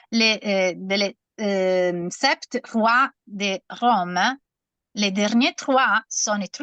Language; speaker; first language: French; non-native, learner; Italian